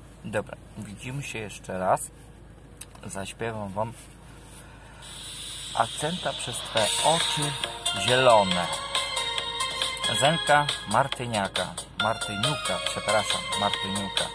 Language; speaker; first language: Polish; native; Polish